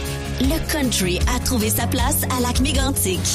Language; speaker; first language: French; native; French